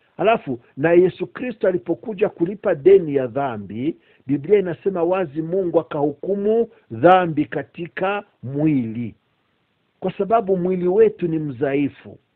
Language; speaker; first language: Swahili; native; Swahili